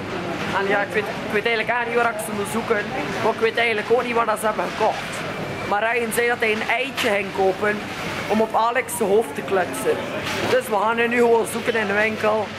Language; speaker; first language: Dutch; native; Dutch